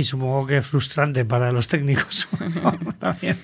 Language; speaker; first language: Spanish; native; Spanish